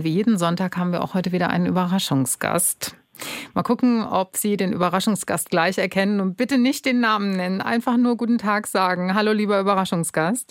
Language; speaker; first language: German; native; German